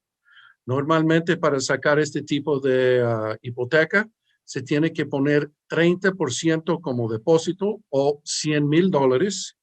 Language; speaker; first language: Spanish; early bilingual, heritage; English